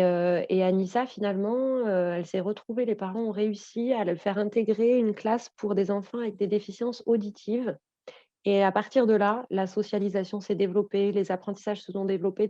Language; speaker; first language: French; native; French